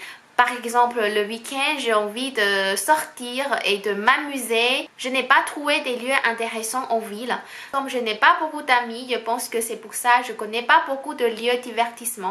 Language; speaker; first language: French; non-native, fluent; Chinese